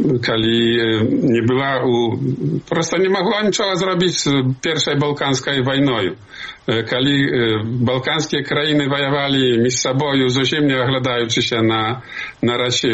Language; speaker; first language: Polish; non-native, learner; Belarusian